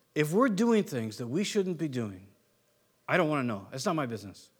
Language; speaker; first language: English; native; English